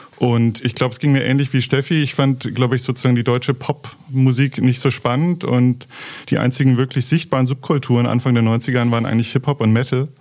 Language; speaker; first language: German; native; German